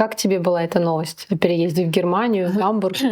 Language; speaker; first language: Russian; native; Russian